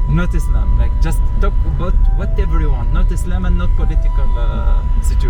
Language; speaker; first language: English; non-native, learner; Arabic